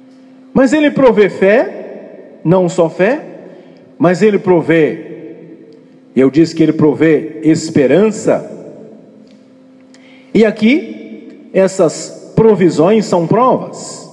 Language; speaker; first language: Portuguese; native; Portuguese